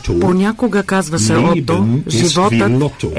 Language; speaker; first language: Bulgarian; non-native, fluent; German